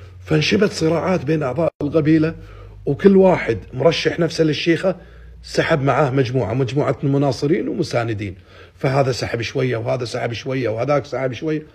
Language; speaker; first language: Arabic; native; Arabic